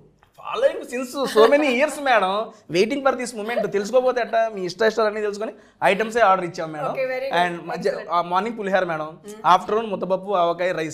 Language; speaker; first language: Telugu; native; Telugu